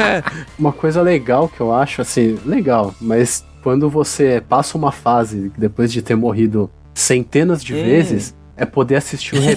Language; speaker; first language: Portuguese; native; Portuguese